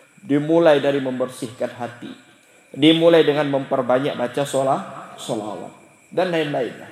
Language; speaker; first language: Indonesian; native; Indonesian